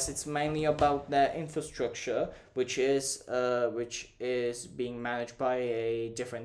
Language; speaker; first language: English; non-native, fluent; Czech